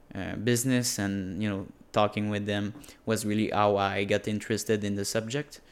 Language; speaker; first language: English; non-native, fluent; French